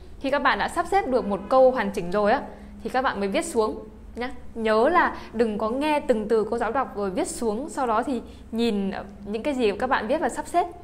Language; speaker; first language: Vietnamese; native; Vietnamese